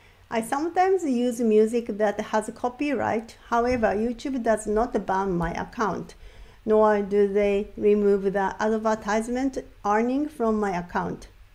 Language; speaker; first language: English; non-native, fluent; Japanese